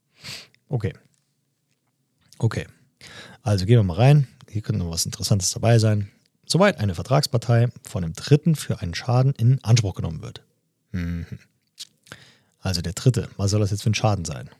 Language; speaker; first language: German; native; German